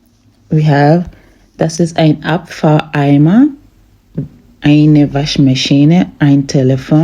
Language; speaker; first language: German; non-native, fluent; English